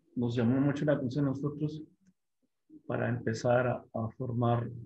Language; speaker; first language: Spanish; non-native, local second language; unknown